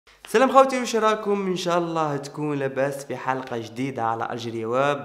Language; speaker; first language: Arabic; native; Arabic